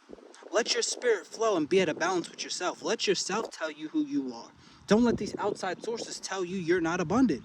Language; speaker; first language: English; native; English